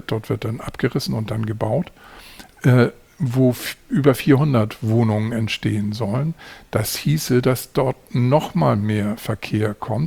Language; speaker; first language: German; native; German